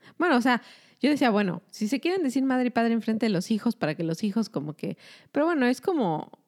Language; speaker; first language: Spanish; native; Spanish